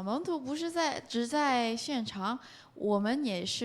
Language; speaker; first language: Chinese; non-native, fluent; Korean